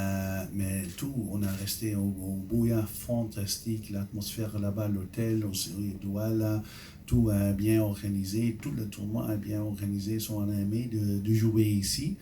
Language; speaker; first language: French; non-native, local second language; Dutch